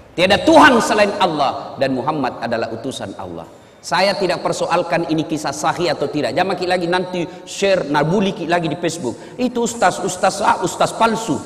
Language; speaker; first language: Indonesian; non-native, local second language; Buginese